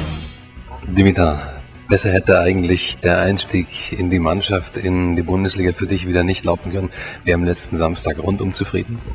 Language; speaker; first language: German; native; German